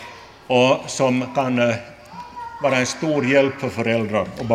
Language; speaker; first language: Swedish; non-native, local second language; Finnish